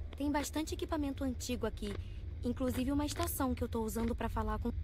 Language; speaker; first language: Portuguese; native; Portuguese